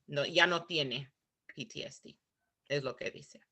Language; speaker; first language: Spanish; early bilingual, heritage; Spanish